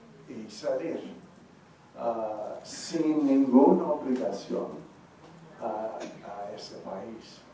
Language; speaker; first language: Spanish; non-native, learner; English